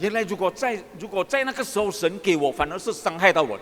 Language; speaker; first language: Chinese; early bilingual, heritage; Chinese